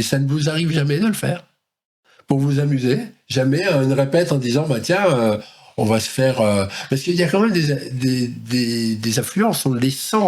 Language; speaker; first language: French; native; French